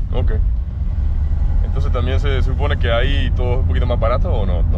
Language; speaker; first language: Spanish; non-native, fluent; English